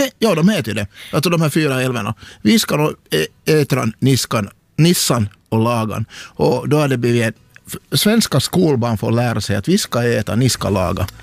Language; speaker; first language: Swedish; native; Swedish